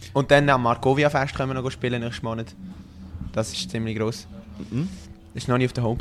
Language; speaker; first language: German; native; German